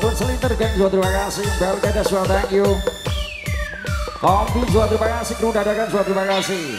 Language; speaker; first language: Indonesian; non-native, local second language; Javanese